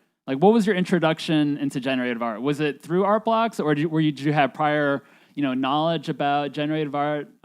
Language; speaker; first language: English; native; English